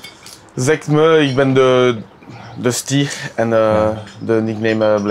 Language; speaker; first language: Dutch; non-native, local second language; French